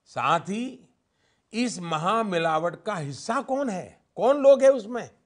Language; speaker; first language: Hindi; non-native, local second language; Gujarati